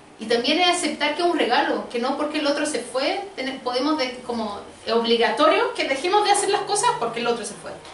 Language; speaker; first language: Spanish; early bilingual, other home language; Portuguese